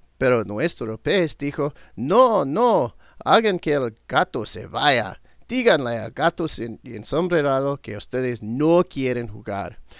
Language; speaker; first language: Spanish; non-native, learner; English